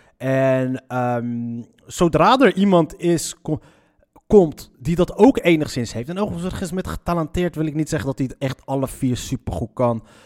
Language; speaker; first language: Dutch; early bilingual, other home language; Arabic